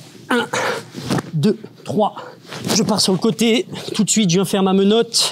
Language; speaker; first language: French; native; French